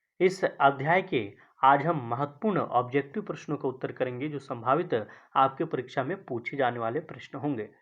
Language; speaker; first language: Hindi; native; Hindi